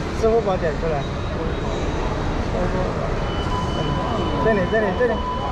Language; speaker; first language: Chinese; non-native, learner; Korean